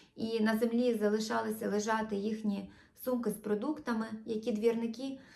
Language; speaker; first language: Ukrainian; non-native, local second language; Russian